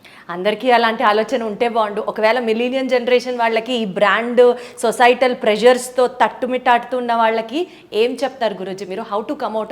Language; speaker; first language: Telugu; native; Telugu